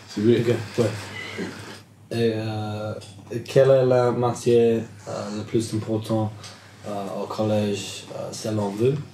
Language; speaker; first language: French; non-native, learner; English